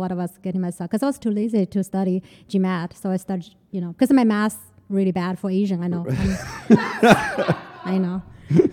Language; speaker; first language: English; non-native, fluent; Chinese